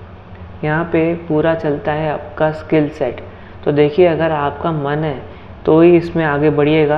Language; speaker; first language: Hindi; native; Hindi